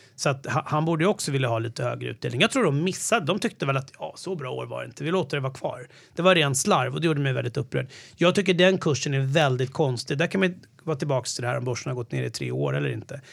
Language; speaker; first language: Swedish; native; Swedish